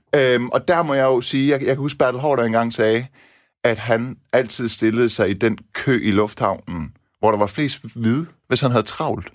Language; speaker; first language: Danish; early bilingual, other home language; Persian